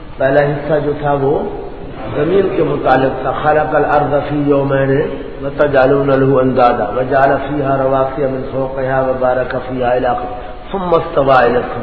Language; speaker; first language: Urdu; non-native, local second language; Punjabi